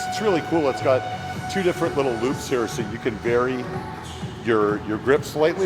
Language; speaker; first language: English; native; English